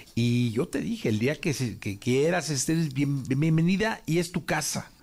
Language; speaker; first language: Spanish; native; Spanish